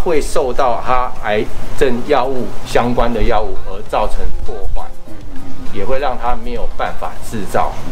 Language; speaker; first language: Chinese; native; Chinese